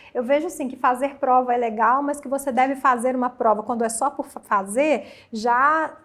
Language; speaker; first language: Portuguese; native; Portuguese